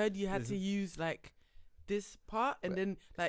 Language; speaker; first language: English; non-native, fluent; Dutch